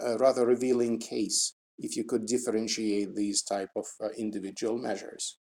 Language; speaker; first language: English; non-native, fluent; Russian